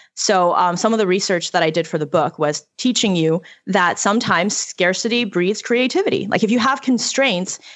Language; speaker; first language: English; early bilingual, other home language; Chinese